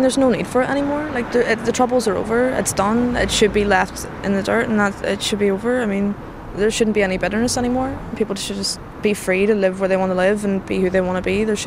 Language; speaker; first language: English; native; English